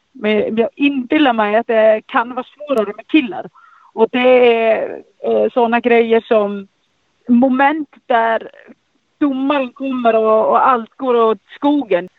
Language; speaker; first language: Swedish; non-native, fluent; Icelandic